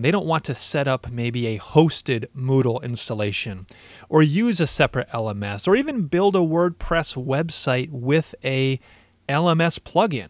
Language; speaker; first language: English; native; English